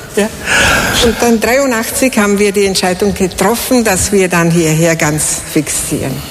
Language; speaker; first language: German; non-native, fluent; Czech